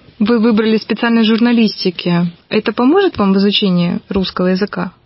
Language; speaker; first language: Russian; native; Russian